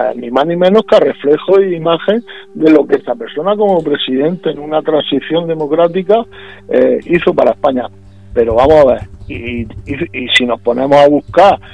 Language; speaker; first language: Spanish; native; Spanish